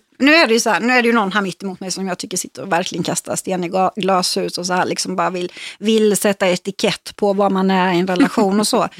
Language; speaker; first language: Swedish; native; Swedish